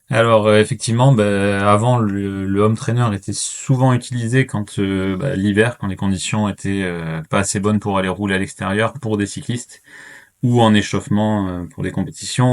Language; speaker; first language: French; native; French